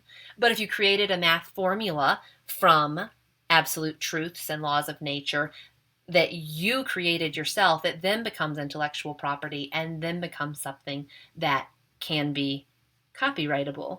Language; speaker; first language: English; native; English